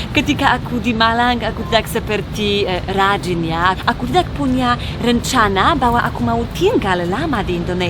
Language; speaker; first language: Indonesian; non-native, fluent; Polish